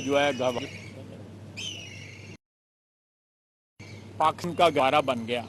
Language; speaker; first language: Urdu; non-native, local second language; Punjabi